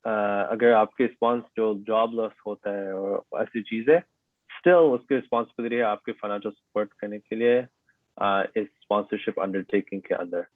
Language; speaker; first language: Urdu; early bilingual, heritage; Urdu